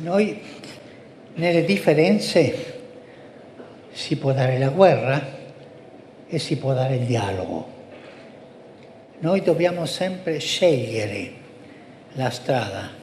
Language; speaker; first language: Italian; early bilingual, heritage; Spanish